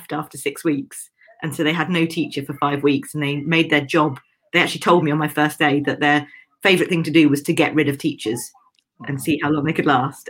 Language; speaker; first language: English; native; English